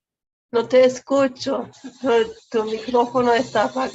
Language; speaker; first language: Spanish; non-native, fluent; German